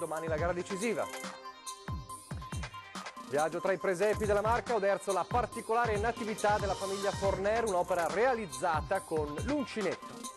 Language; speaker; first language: Italian; native; Italian